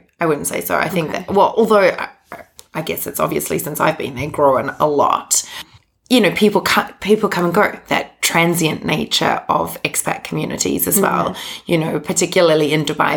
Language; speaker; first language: English; native; English